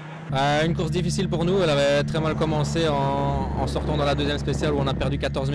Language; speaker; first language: French; native; French